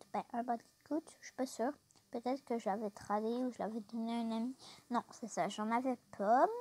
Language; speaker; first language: French; native; French